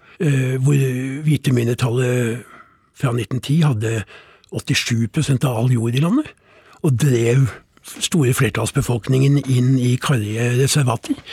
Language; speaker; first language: Norwegian; native; Norwegian